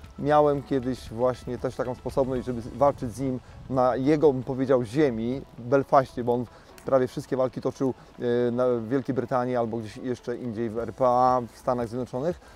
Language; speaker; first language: Polish; native; Polish